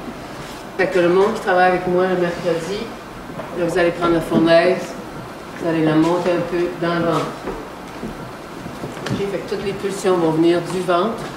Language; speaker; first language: French; native; French